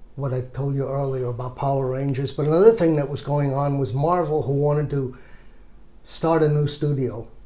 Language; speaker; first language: English; native; English